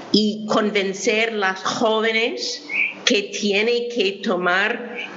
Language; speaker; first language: Spanish; non-native, fluent; English